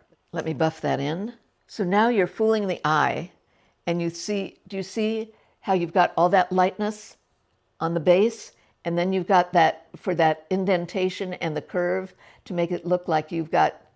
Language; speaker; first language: English; native; English